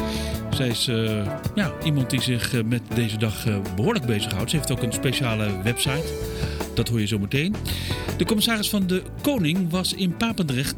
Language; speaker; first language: Dutch; native; Dutch